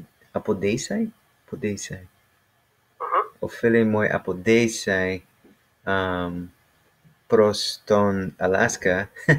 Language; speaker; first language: Greek; non-native, learner; English